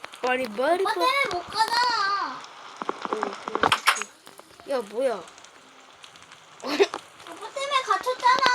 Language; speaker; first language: Korean; native; Korean